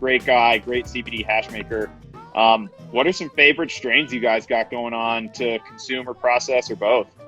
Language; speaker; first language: English; native; English